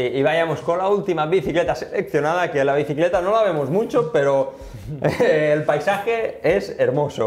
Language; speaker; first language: Spanish; native; Spanish